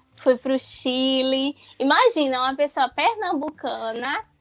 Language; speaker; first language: Portuguese; native; Portuguese